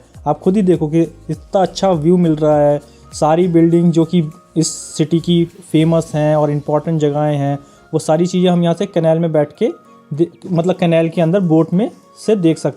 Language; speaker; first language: Hindi; native; Hindi